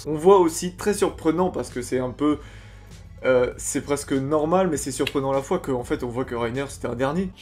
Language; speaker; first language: French; native; French